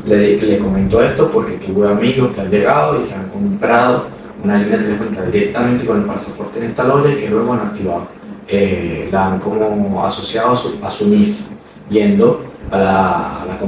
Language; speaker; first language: Spanish; native; Spanish